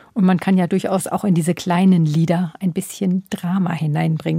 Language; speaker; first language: German; native; German